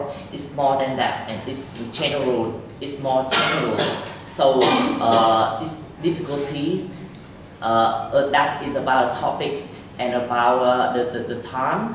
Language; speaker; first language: English; non-native, learner; Vietnamese